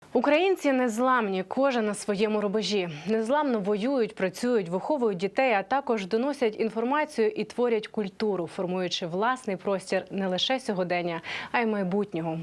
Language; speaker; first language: Ukrainian; native; Ukrainian